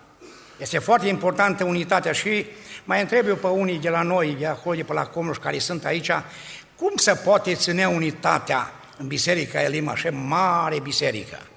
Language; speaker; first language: Romanian; native; Romanian